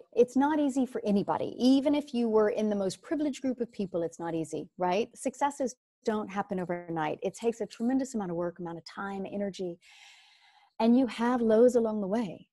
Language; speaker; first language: English; native; English